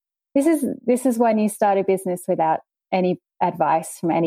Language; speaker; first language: English; native; English